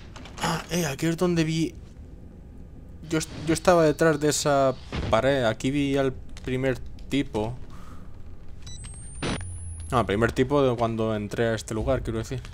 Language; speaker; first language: Spanish; native; Spanish